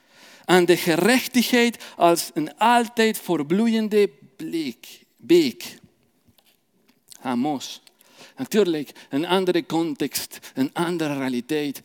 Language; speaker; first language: Dutch; non-native, fluent; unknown